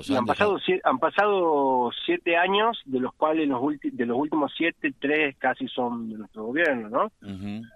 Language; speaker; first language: Spanish; native; Spanish